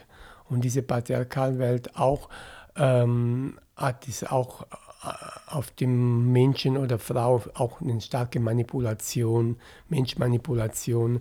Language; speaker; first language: German; non-native, fluent; Italian